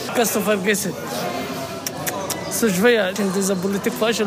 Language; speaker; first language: German; non-native, learner; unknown